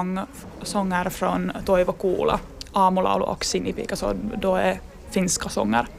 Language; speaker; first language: Swedish; non-native, fluent; Finnish